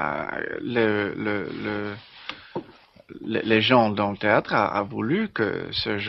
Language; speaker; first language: French; non-native, learner; English